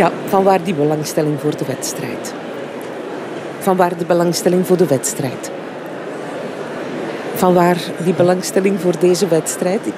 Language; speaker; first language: Dutch; native; Dutch